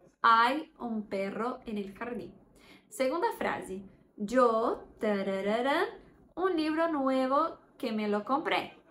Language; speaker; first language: Spanish; non-native, fluent; Portuguese